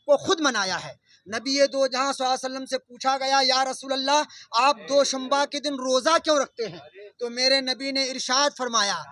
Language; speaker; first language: Urdu; non-native, local second language; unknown